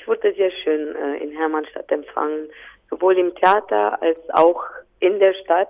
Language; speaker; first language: German; non-native, local second language; Romanian